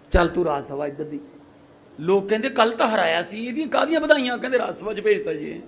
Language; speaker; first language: Hindi; non-native, local second language; Punjabi